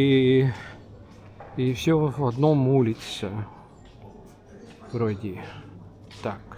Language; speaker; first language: Russian; non-native, local second language; Estonian